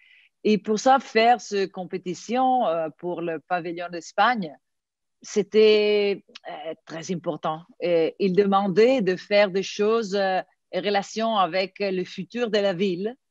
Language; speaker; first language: French; non-native, fluent; Italian